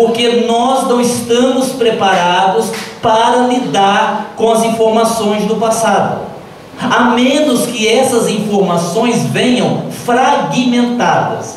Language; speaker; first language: Portuguese; native; Portuguese